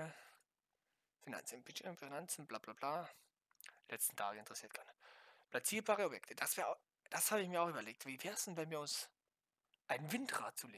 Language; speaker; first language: German; native; German